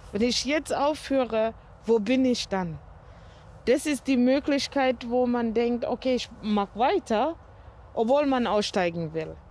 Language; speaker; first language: German; non-native, fluent; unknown